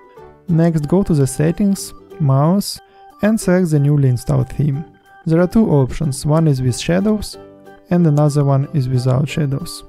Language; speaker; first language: English; non-native, fluent; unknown